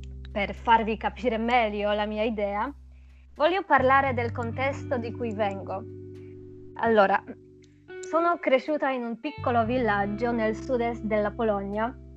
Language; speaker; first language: Italian; non-native, fluent; Polish